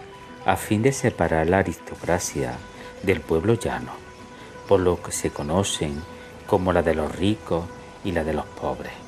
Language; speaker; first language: Spanish; native; Spanish